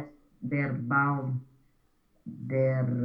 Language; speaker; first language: German; non-native, learner; Romanian